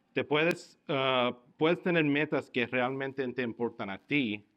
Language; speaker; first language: Spanish; early bilingual, heritage; Spanish